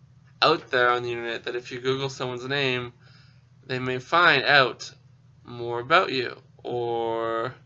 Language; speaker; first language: English; native; English